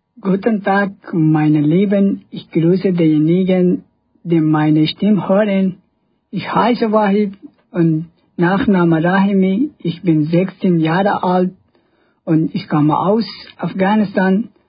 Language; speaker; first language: German; non-native, learner; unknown